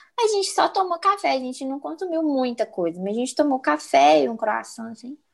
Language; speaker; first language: Portuguese; native; Portuguese